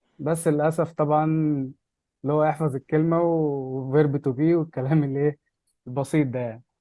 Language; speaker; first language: Egyptian Arabic; native; Egyptian Arabic